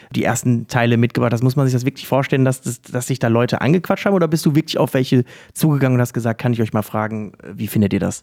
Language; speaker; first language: German; native; German